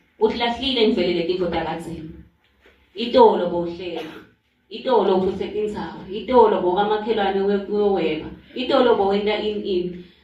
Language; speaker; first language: Zulu; non-native, local second language; Swati